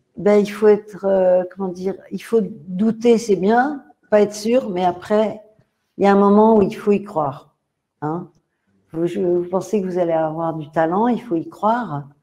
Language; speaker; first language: French; native; French